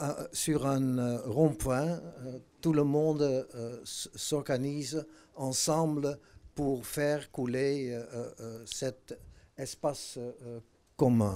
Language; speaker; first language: French; non-native, fluent; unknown